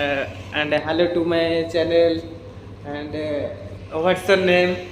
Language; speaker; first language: English; non-native, learner; Odia